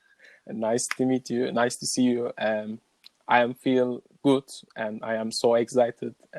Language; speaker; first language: English; non-native, learner; Turkish